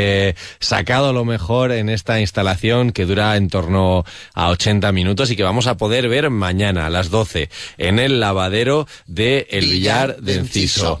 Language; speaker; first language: Spanish; native; Spanish